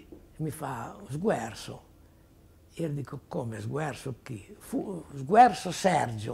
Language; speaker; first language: Italian; native; Italian